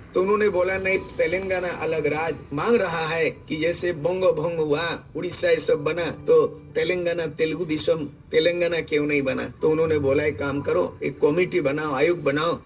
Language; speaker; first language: Hindi; non-native, local second language; Santali